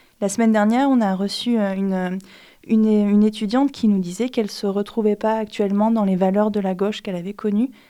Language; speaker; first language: French; native; French